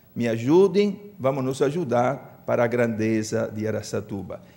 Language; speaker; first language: Portuguese; non-native, fluent; Italian